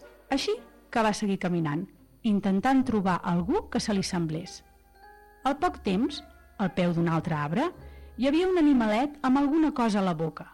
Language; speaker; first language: Catalan; native; Catalan